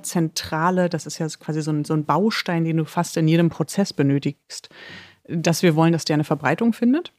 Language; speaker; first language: German; native; German